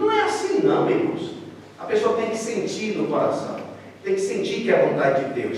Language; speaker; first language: Portuguese; native; Portuguese